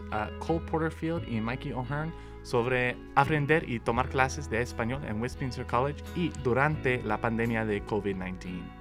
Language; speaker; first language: Spanish; non-native, learner; English